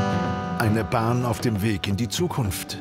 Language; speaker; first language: German; native; German